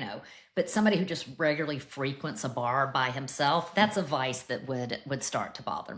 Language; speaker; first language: English; native; English